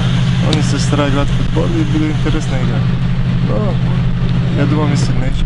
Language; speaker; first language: Russian; non-native, learner; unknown